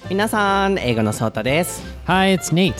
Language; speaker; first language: English; non-native, fluent; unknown